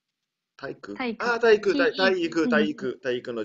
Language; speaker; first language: Japanese; non-native, learner; Italian